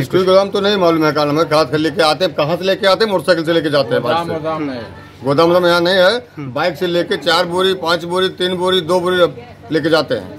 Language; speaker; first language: Hindi; native; Hindi